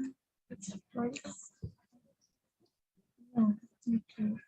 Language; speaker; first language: English; non-native, learner; Indonesian